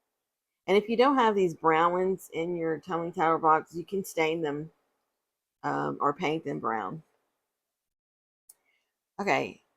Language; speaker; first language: English; native; English